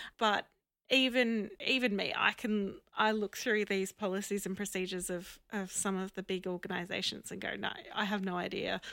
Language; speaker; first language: English; native; English